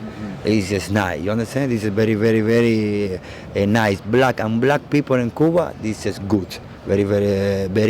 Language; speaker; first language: English; non-native, learner; Spanish